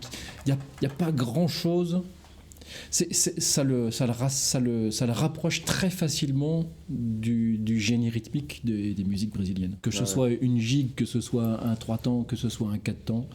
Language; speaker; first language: French; native; French